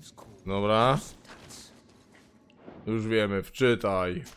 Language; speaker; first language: Polish; native; Polish